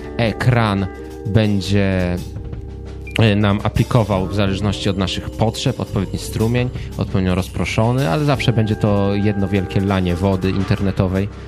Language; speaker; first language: Polish; native; Polish